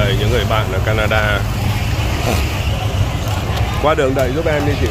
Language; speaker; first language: Vietnamese; native; Vietnamese